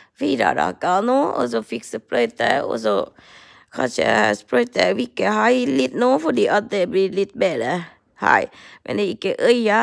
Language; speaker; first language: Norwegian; non-native, learner; Thai